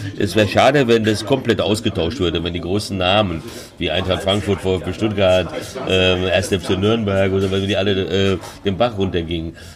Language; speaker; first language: German; early bilingual, other home language; Hungarian